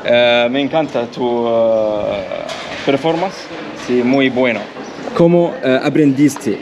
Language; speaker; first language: Spanish; non-native, learner; Arabic